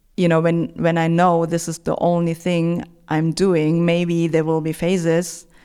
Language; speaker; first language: English; non-native, fluent; German